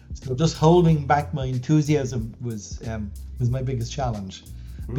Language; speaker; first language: English; native; English